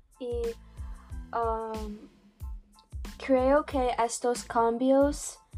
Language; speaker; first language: Spanish; non-native, learner; English